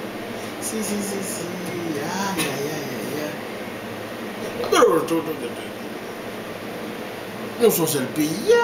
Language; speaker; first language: Spanish; non-native, learner; Haitian Creole